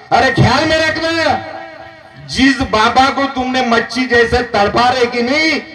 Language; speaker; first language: Hindi; non-native, local second language; Marathi